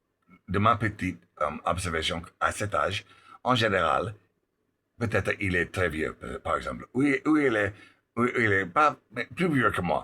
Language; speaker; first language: French; non-native, learner; English